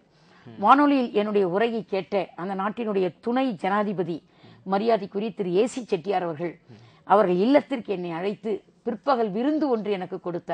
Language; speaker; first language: Tamil; native; Tamil